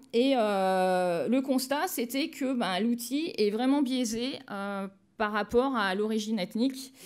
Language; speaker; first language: French; native; French